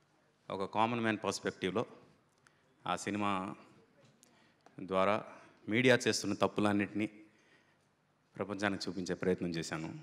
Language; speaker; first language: Telugu; native; Telugu